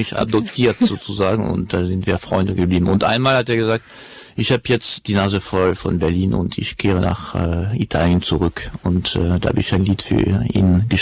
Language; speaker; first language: German; non-native, fluent; French